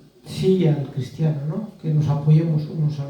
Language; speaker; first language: Spanish; native; Spanish